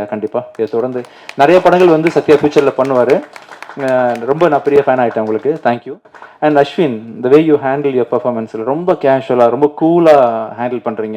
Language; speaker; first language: Tamil; native; Tamil